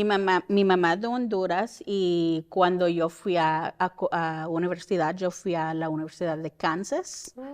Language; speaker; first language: Spanish; early bilingual, heritage; Spanish